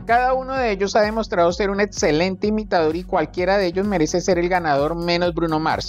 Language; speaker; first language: Spanish; native; Spanish